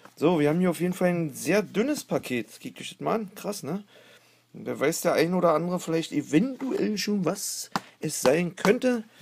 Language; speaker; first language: German; native; German